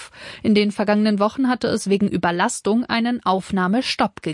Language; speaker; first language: German; native; German